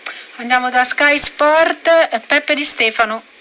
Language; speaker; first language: Italian; native; Italian